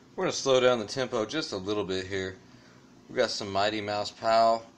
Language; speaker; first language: English; native; English